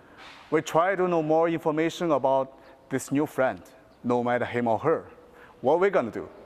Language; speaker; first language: English; non-native, fluent; Chinese